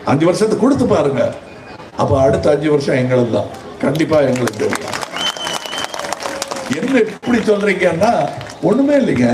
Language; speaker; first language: Tamil; native; Tamil